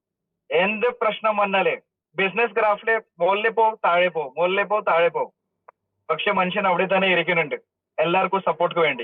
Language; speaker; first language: Malayalam; early bilingual, heritage; Malayalam